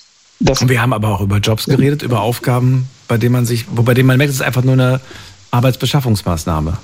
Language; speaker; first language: German; native; German